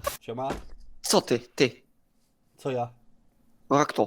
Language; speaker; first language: Polish; native; Polish